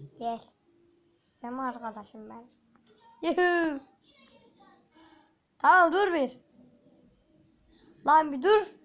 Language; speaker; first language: Turkish; native; Turkish